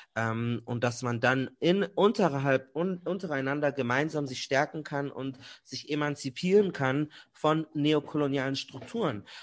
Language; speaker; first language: German; native; German